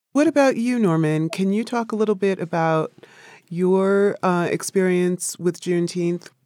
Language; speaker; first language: English; native; English